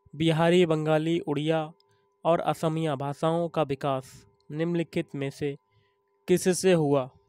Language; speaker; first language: Hindi; native; Hindi